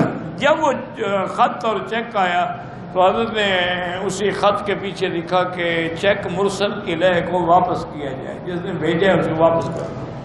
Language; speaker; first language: Urdu; native; Urdu